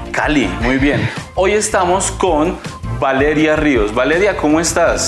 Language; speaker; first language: Spanish; native; Spanish